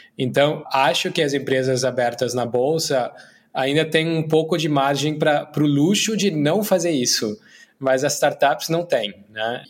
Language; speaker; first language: Portuguese; non-native, fluent; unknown